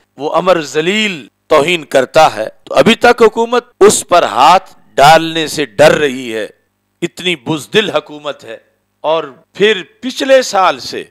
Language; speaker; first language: Urdu; non-native, local second language; Punjabi